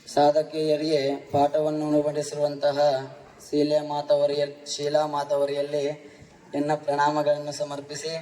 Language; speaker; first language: Kannada; non-native, fluent; Telugu